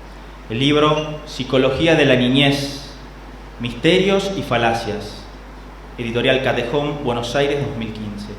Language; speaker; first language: Spanish; native; Spanish